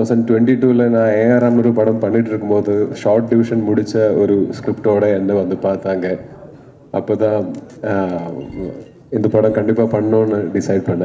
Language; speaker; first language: Tamil; non-native, learner; Malayalam